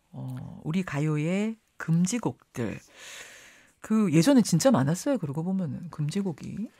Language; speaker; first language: Korean; native; Korean